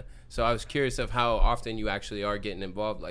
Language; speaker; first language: English; native; English